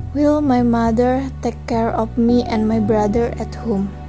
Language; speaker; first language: English; non-native, learner; Indonesian